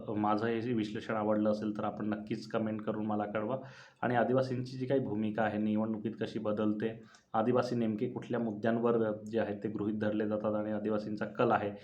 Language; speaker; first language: Marathi; non-native, local second language; Bhili